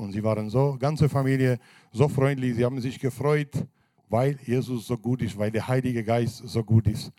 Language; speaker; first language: German; non-native, fluent; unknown